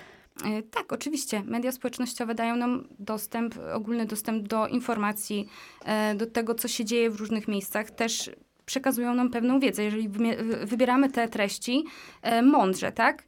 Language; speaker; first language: Polish; native; Polish